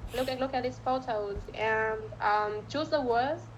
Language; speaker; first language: English; non-native, learner; Vietnamese